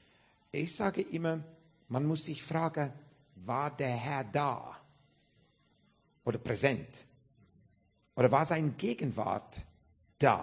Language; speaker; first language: German; non-native, fluent; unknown